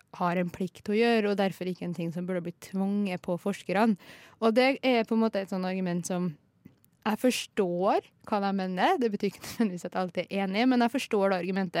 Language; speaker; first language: Norwegian; native; Norwegian